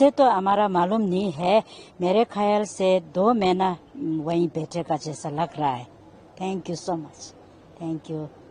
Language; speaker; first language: Hindi; non-native, local second language; Tibetan